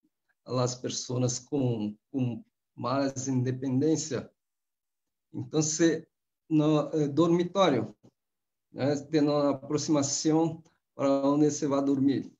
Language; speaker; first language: Spanish; non-native, fluent; Portuguese